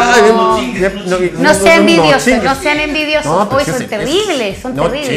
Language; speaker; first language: Spanish; native; Spanish